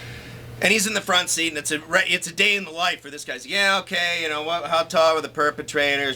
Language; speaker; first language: English; native; English